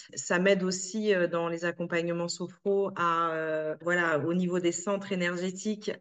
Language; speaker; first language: French; native; French